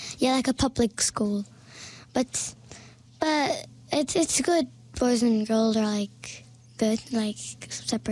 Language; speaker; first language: English; non-native, fluent; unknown